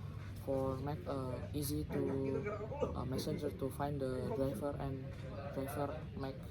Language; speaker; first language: English; non-native, learner; Indonesian